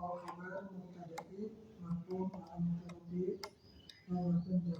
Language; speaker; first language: Arabic; non-native, learner; Indonesian